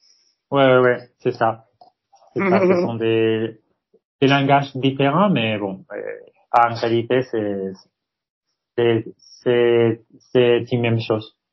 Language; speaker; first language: French; non-native, fluent; Spanish